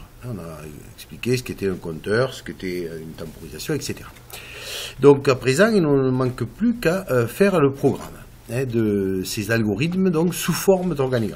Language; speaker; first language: French; native; French